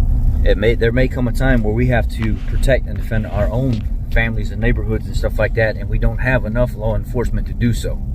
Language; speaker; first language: English; native; English